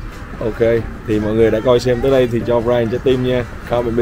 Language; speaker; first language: Vietnamese; native; Vietnamese